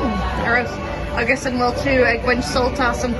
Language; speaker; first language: Irish; non-native, learner; English